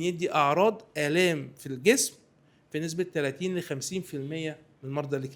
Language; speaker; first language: Arabic; native; Arabic